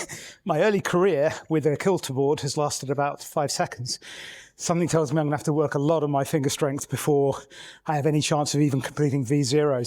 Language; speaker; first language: English; native; English